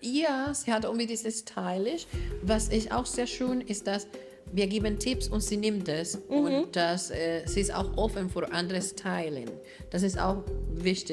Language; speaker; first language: German; non-native, fluent; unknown